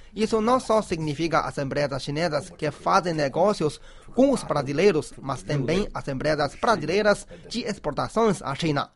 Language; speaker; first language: Portuguese; non-native, fluent; Chinese